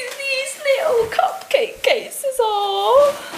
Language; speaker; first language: English; native; English